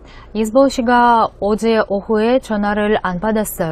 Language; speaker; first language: Korean; non-native, fluent; Russian